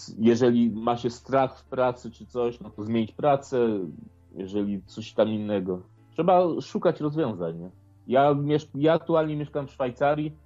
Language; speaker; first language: Polish; native; Polish